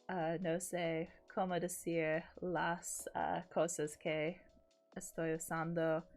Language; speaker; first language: Spanish; non-native, learner; English